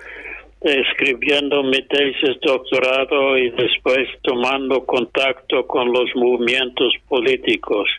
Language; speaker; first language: Spanish; non-native, fluent; English